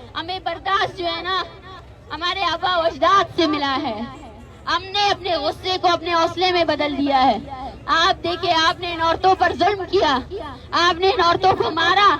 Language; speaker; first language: Urdu; non-native, local second language; Baluchi